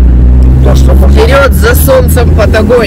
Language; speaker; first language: Russian; native; Russian